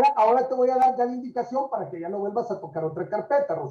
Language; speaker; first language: Spanish; native; Spanish